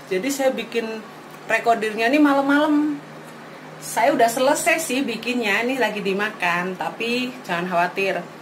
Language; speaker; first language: Indonesian; non-native, local second language; Javanese